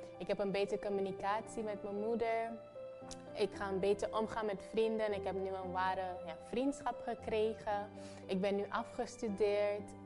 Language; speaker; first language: Dutch; non-native, local second language; Papiamento